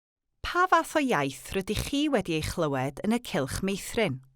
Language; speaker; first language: Welsh; native; Welsh